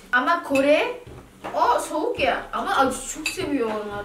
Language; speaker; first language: Turkish; non-native, learner; Indonesian